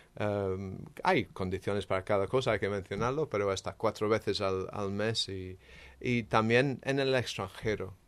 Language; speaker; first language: Spanish; non-native, fluent; English